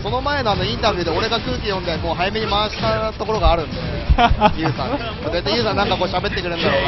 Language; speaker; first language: Japanese; native; Japanese